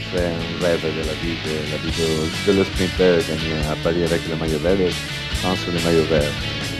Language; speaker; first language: French; non-native, learner; Italian